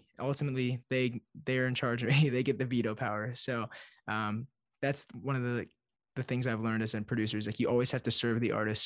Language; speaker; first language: English; native; English